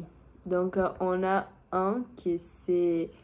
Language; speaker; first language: French; non-native, learner; Portuguese